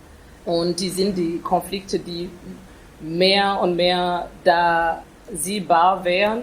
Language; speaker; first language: German; non-native, fluent; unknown